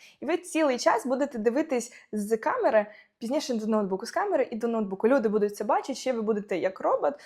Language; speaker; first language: Ukrainian; non-native, local second language; Russian